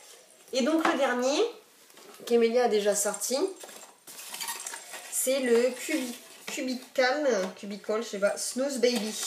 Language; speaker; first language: French; native; French